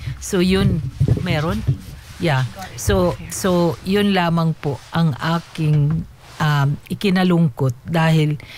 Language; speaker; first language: Filipino; non-native, local second language; Waray